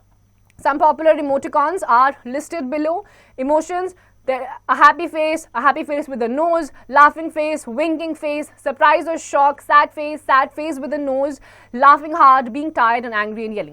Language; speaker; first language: English; non-native, local second language; Hindi